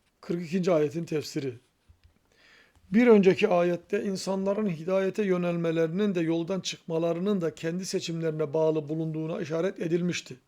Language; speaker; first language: Turkish; native; Turkish